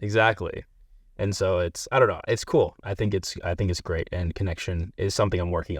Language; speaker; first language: English; native; English